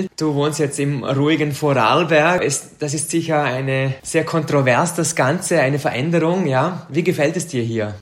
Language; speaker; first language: German; native; German